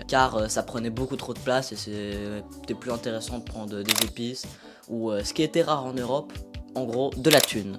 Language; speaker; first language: French; native; French